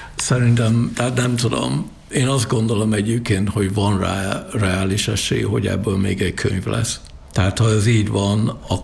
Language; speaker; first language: Hungarian; non-native, fluent; English